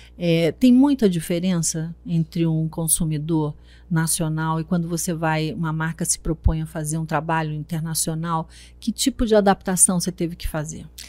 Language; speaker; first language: Portuguese; native; Portuguese